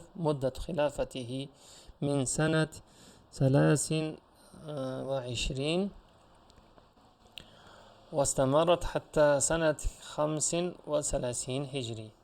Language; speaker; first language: Arabic; non-native, fluent; Uzbek